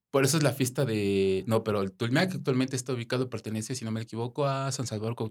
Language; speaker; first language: Spanish; native; Spanish